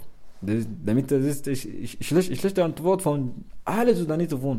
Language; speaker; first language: German; non-native, learner; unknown